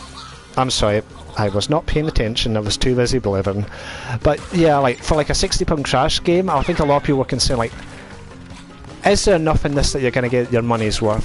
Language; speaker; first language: English; native; English